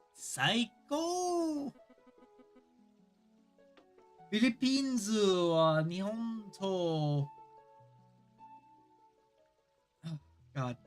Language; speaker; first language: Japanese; non-native, learner; English